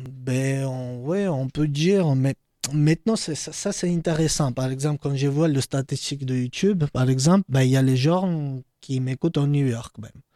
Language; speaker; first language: French; non-native, learner; Georgian